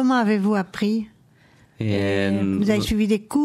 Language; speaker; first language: French; native; French